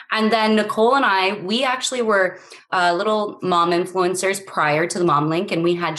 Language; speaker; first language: English; native; English